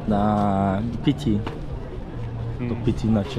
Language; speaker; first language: Russian; non-native, learner; Portuguese